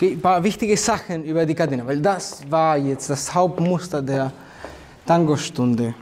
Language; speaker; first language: German; non-native, fluent; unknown